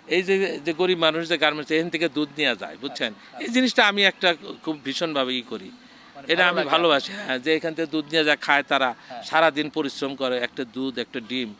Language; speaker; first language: Bangla; native; Bangla